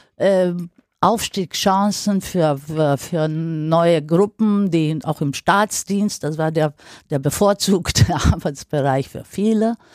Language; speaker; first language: German; non-native, fluent; Greek